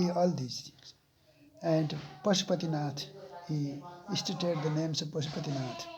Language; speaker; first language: English; non-native, local second language; Nepali